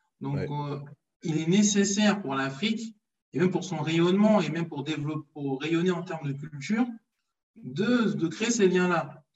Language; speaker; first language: French; early bilingual, other home language; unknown